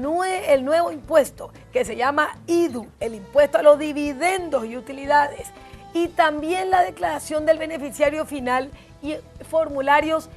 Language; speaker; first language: Spanish; native; Spanish